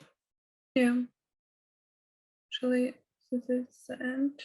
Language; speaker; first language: English; non-native, fluent; Ukrainian